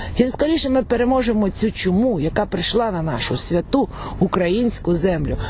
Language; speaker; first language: Ukrainian; non-native, local second language; Russian